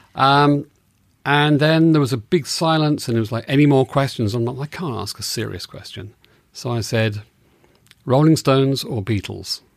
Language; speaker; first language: English; native; English